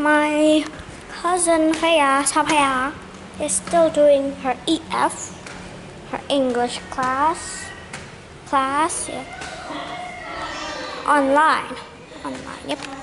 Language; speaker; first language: English; non-native, learner; Indonesian